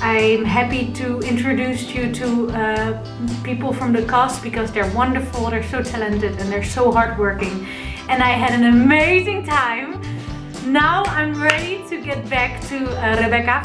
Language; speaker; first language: English; non-native, fluent; Dutch